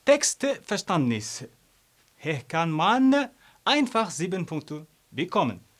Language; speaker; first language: German; non-native, fluent; Arabic